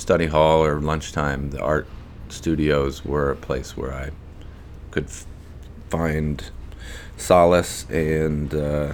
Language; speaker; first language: English; native; English